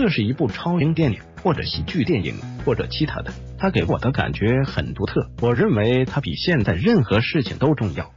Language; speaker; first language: Chinese; native; Chinese